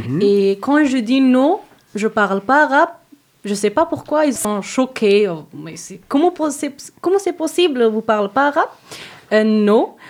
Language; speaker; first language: French; non-native, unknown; Persian